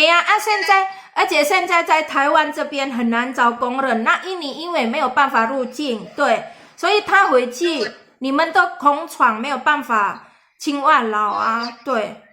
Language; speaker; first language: Chinese; non-native, fluent; Indonesian